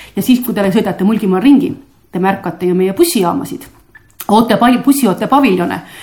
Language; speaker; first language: Estonian; native; Estonian